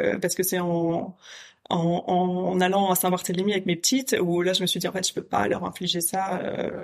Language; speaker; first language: French; native; French